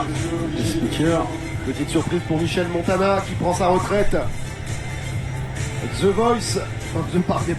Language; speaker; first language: French; native; French